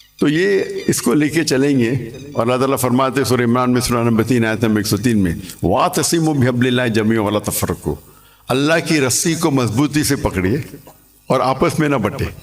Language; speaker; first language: Urdu; non-native, local second language; English